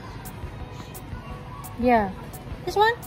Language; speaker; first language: English; non-native, learner; Indonesian